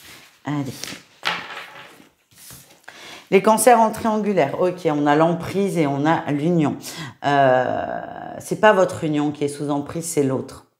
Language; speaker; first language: French; native; French